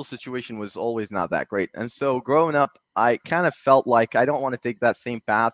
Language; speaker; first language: English; early bilingual, other home language; Arabic